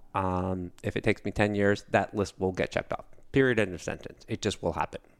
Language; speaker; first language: English; native; English